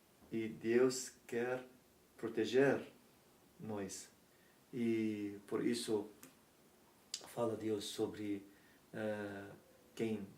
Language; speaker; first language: Portuguese; non-native, learner; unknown